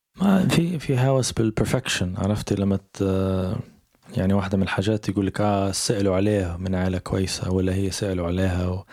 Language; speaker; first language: Arabic; native; Arabic